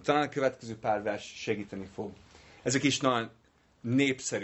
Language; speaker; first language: Hungarian; non-native, learner; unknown